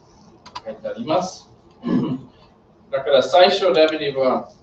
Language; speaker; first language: Japanese; non-native, learner; English